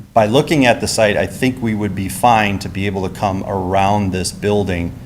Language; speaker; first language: English; native; English